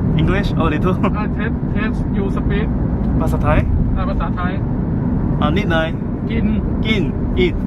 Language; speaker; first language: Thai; non-native, learner; Korean